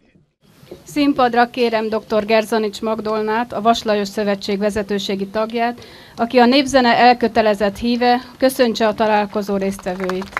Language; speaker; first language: Hungarian; native; Hungarian